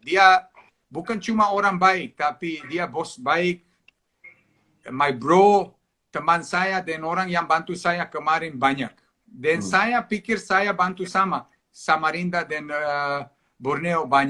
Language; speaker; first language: Indonesian; non-native, fluent; Serbian